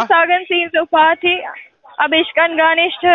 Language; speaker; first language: German; non-native, learner; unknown